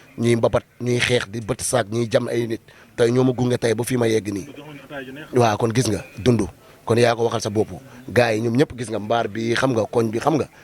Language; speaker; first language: Wolof; native; Wolof